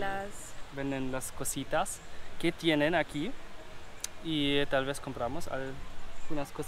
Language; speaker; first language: Spanish; non-native, learner; German